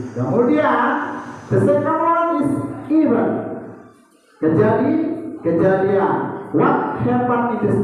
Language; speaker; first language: English; non-native, local second language; Indonesian